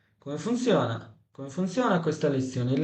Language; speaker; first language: Italian; non-native, fluent; Bangla